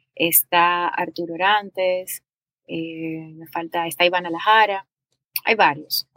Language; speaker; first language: Spanish; native; Spanish